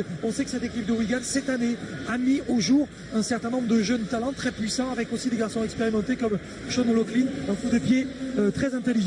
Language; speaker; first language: French; native; French